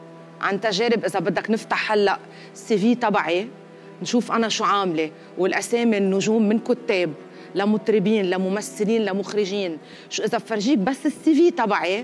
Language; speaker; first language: Arabic; native; Arabic